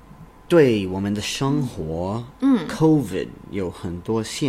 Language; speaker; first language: Chinese; non-native, learner; English